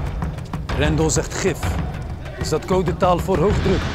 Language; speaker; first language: Dutch; native; Dutch